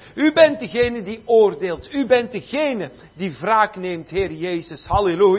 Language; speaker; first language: Dutch; native; Dutch